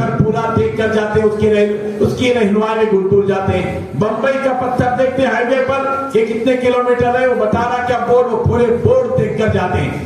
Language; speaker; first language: Urdu; native; Urdu